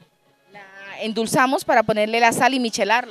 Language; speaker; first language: Spanish; native; Spanish